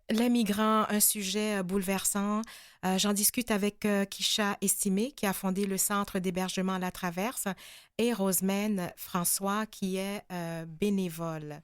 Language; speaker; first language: French; native; French